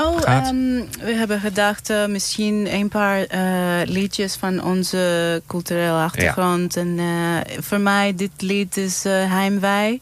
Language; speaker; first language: Dutch; non-native, learner; Greek